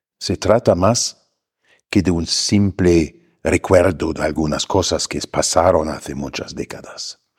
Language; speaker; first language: Spanish; non-native, fluent; German